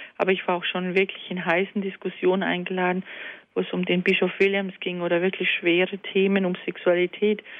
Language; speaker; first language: German; early bilingual, other home language; Croatian